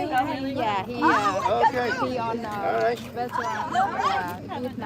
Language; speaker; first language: English; early bilingual, other home language; Vietnamese